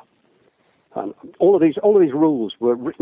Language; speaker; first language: English; native; English